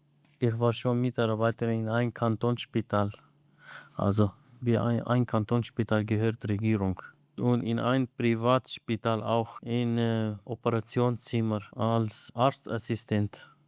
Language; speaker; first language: German; non-native, learner; Arabic